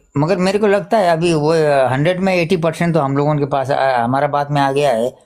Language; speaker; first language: Hindi; non-native, fluent; Nepali